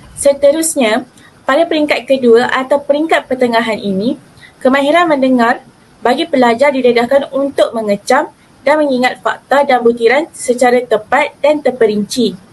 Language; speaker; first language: Malay; native; Malay